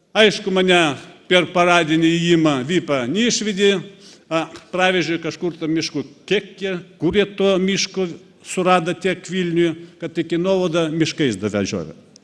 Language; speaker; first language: Lithuanian; non-native, fluent; Russian